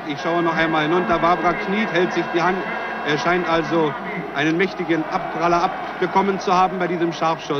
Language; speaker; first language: German; native; German